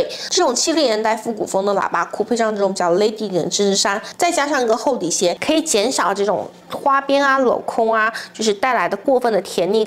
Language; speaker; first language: Chinese; native; Chinese